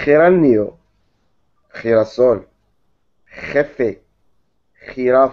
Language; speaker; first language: Spanish; non-native, learner; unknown